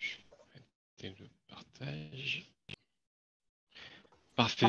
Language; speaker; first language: French; native; French